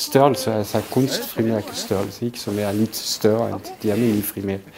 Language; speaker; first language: Danish; non-native, local second language; Kalaallisut